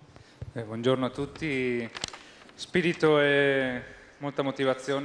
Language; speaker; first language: Italian; non-native, fluent; Spanish